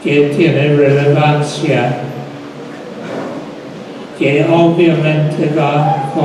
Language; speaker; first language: Spanish; non-native, fluent; English